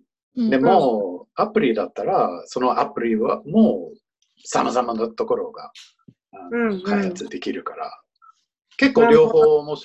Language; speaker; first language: Japanese; non-native, fluent; English